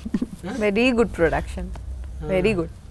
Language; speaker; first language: Telugu; non-native, learner; Bangla